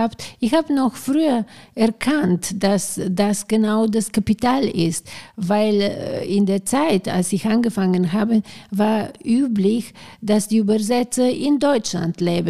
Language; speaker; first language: German; non-native, fluent; Bulgarian